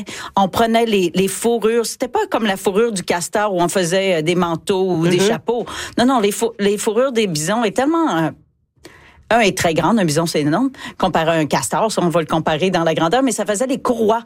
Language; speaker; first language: French; native; French